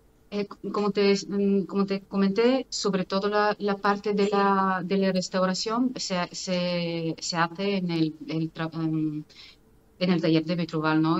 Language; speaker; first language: Spanish; non-native, fluent; Bulgarian